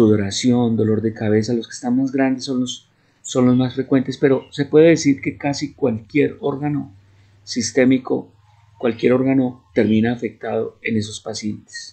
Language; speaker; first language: Spanish; native; Spanish